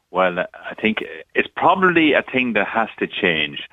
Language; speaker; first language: English; native; English